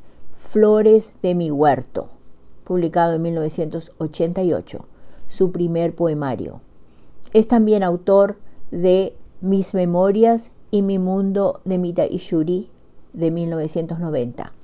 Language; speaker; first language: Spanish; native; Spanish